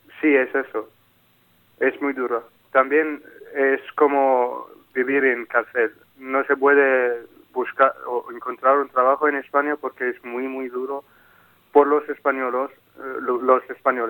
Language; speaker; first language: Spanish; non-native, learner; Arabic